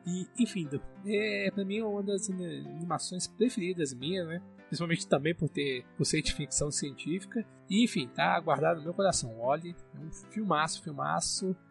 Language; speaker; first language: Portuguese; native; Portuguese